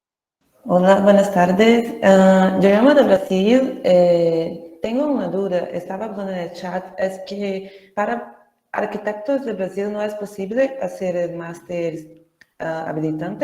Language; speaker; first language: Spanish; non-native, fluent; Portuguese